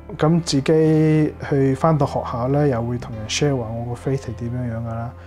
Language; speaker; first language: Chinese; early bilingual, heritage; Cantonese